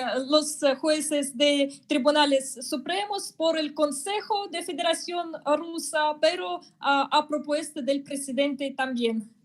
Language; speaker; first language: Spanish; non-native, fluent; Russian